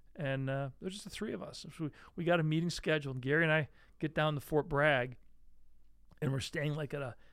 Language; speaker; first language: English; native; English